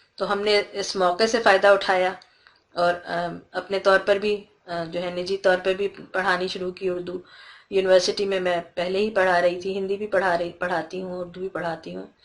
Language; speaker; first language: Urdu; native; Urdu